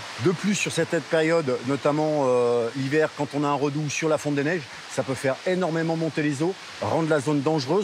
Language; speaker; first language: French; native; French